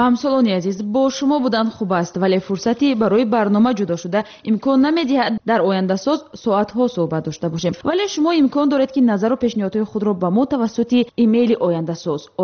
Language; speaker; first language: Tajik; native; Tajik